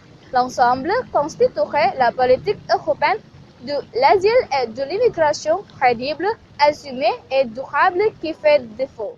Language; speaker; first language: French; non-native, learner; Indonesian